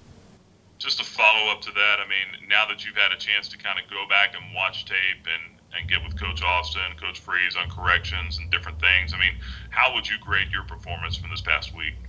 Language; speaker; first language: English; native; English